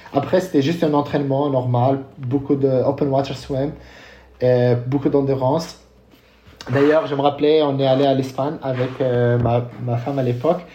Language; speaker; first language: French; non-native, local second language; Arabic